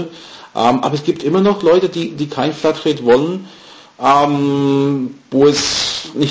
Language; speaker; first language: German; non-native, fluent; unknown